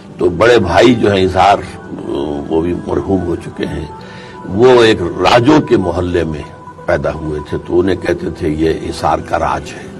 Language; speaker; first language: Urdu; native; Urdu